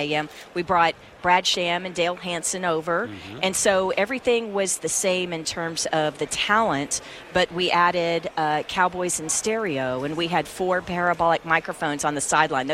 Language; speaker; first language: English; native; English